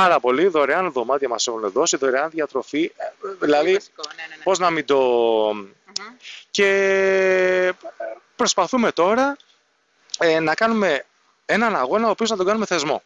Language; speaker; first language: Greek; native; Greek